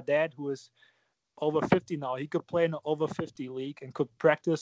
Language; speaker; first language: English; non-native, fluent; German